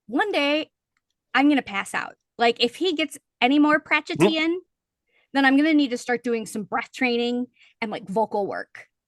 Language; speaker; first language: English; native; English